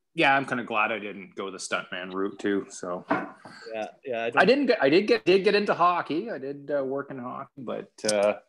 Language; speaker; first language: English; native; English